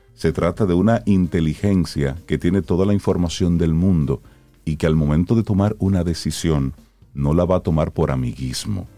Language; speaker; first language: Spanish; native; Spanish